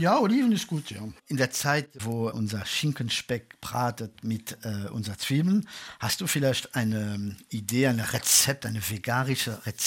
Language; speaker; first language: German; non-native, fluent; French